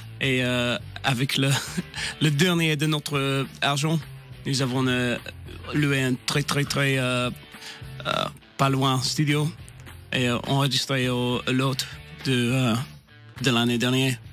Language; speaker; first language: French; non-native, learner; English